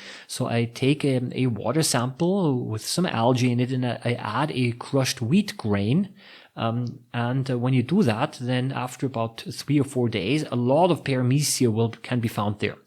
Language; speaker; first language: English; non-native, fluent; German